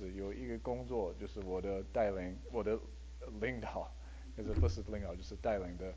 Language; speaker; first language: Chinese; early bilingual, heritage; Chinese